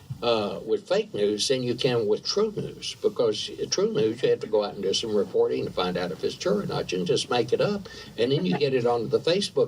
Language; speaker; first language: English; native; English